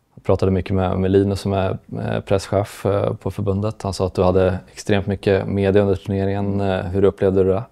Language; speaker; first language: Swedish; native; Swedish